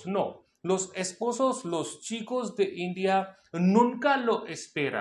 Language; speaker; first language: Spanish; non-native, local second language; Hindi